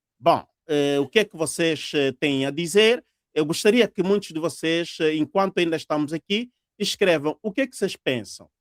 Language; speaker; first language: Portuguese; native; Portuguese